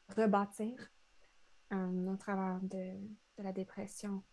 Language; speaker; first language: French; native; French